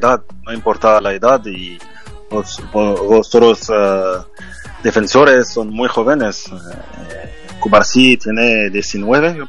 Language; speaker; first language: Spanish; non-native, fluent; French